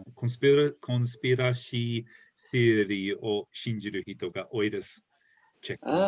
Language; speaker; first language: Japanese; non-native, fluent; English